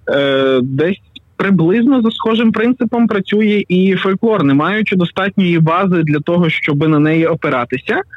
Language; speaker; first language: Ukrainian; native; Ukrainian